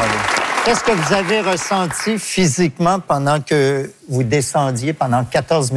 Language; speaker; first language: French; native; French